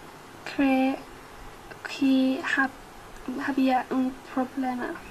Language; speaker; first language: Spanish; non-native, learner; English